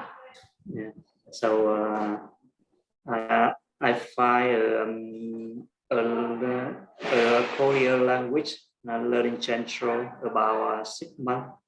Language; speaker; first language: English; non-native, learner; Vietnamese